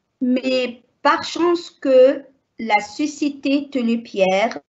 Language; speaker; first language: French; non-native, learner; Arabic